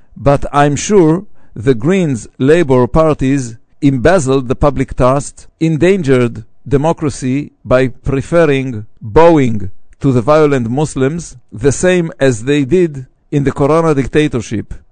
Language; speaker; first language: English; non-native, fluent; Hebrew